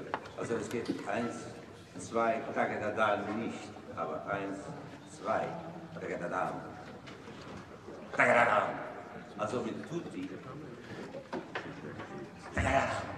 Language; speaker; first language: German; non-native, learner; English